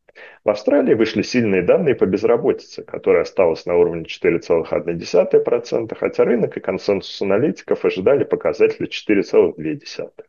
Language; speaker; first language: Russian; native; Russian